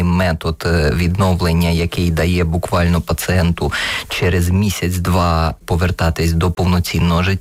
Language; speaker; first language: Ukrainian; native; Ukrainian